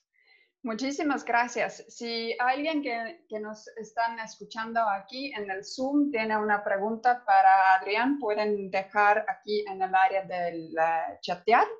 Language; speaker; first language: Spanish; non-native, fluent; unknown